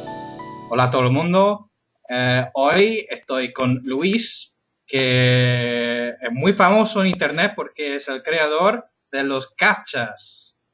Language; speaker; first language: Spanish; non-native, fluent; English